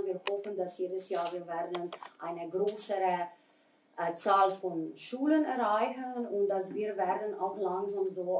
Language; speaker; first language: German; non-native, fluent; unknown